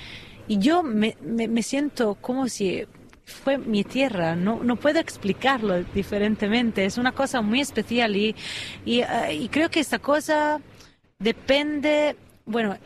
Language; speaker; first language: Spanish; non-native, fluent; Italian